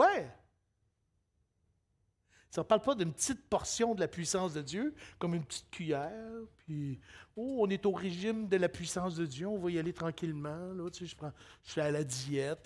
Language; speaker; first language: French; native; French